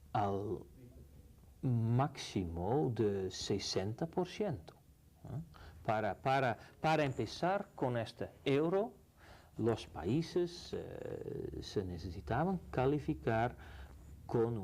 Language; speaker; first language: Spanish; non-native, fluent; Dutch